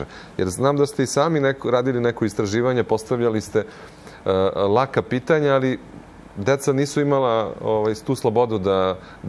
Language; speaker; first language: Croatian; native; Croatian